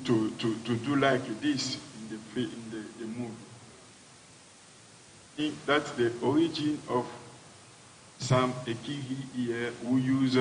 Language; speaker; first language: English; non-native, learner; French